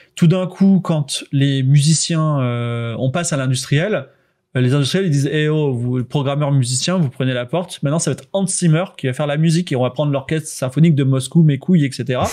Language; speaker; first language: French; native; French